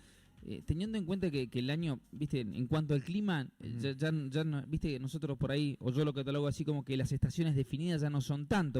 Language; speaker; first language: Spanish; native; Spanish